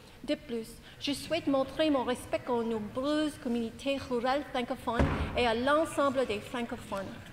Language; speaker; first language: French; non-native, learner; English